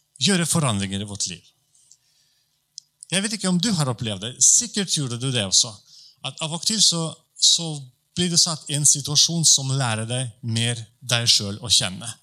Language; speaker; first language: Norwegian; non-native, fluent; Polish